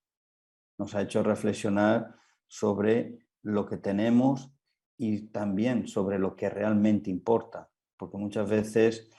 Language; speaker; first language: Spanish; native; Spanish